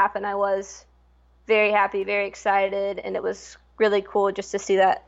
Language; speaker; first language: English; native; English